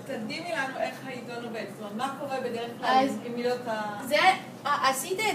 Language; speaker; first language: Hebrew; native; Hebrew